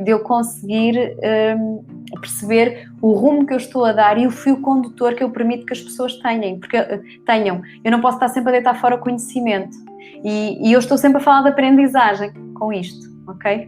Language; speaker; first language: Portuguese; native; Portuguese